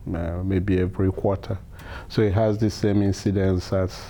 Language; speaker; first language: English; non-native, local second language; Igbo